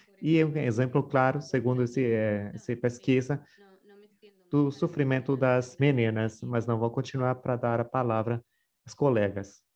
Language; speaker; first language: Portuguese; non-native, fluent; Spanish